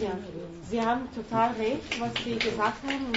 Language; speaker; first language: German; non-native, learner; Persian